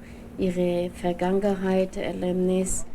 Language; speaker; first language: German; non-native, fluent; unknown